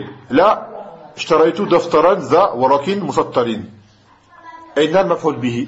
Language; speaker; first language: Arabic; non-native, fluent; French